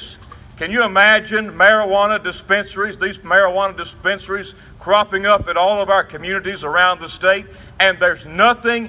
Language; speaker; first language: English; native; English